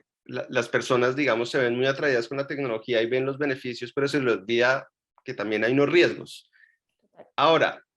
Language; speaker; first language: Spanish; native; Spanish